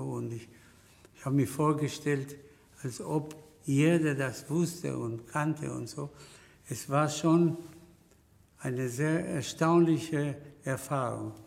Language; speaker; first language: German; non-native, fluent; Spanish